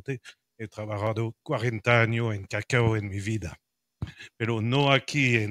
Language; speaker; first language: Spanish; non-native, learner; French